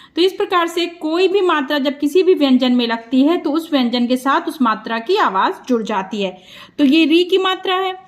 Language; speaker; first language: Hindi; native; Hindi